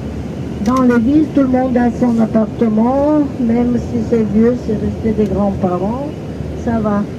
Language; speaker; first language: French; non-native, fluent; Bulgarian